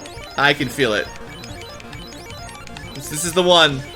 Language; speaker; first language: English; native; English